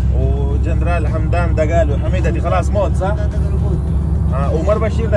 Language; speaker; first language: Arabic; non-native, learner; Hindi